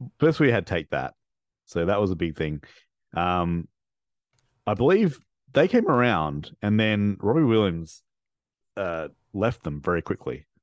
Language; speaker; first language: English; native; English